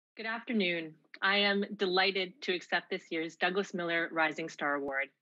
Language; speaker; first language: English; native; English